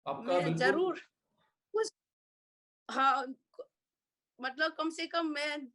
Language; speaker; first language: Hindi; non-native, local second language; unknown